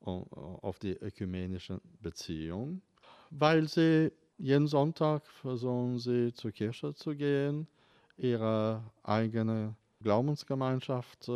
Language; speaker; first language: German; non-native, fluent; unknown